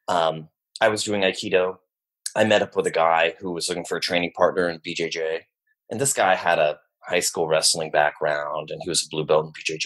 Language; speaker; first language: English; native; English